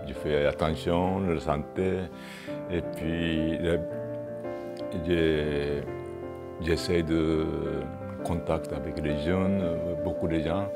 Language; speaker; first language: French; non-native, fluent; Japanese